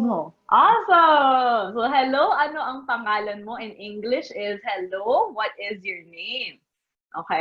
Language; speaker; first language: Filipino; early bilingual, heritage; Filipino